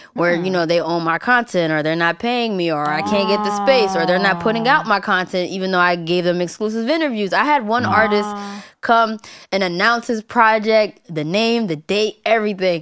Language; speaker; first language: English; native; English